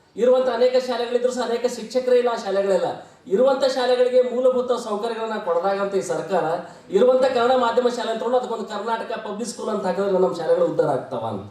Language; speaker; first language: Kannada; native; Kannada